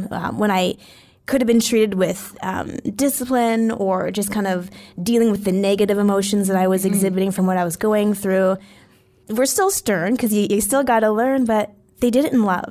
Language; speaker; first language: English; native; English